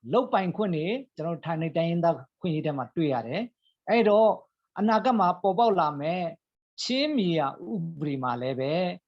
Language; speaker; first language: Burmese; non-native, local second language; Hakha Chin